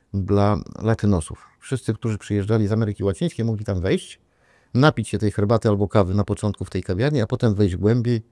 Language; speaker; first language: Polish; native; Polish